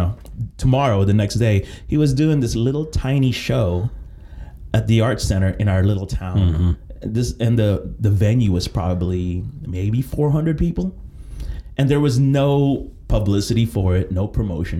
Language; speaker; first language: English; early bilingual, other home language; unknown